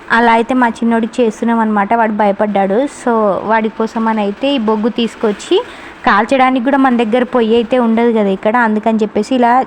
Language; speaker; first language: Telugu; native; Telugu